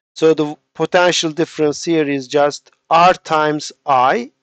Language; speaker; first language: English; non-native, fluent; Turkish